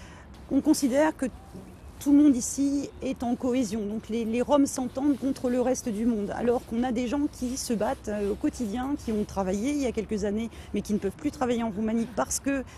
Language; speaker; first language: French; native; French